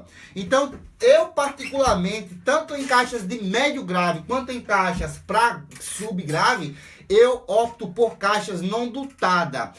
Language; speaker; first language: Portuguese; native; Portuguese